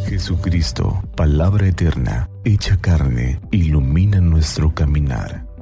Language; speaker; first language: Spanish; native; Spanish